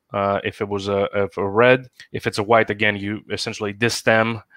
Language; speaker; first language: English; non-native, fluent; Greek